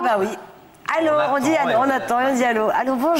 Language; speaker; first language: French; native; French